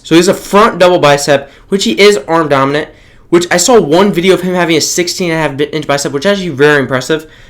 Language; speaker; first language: English; native; English